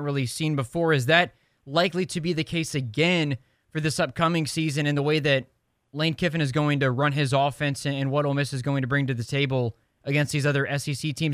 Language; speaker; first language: English; native; English